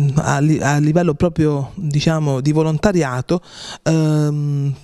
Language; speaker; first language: Italian; native; Italian